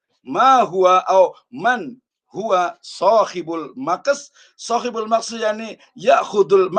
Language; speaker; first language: Arabic; non-native, fluent; Indonesian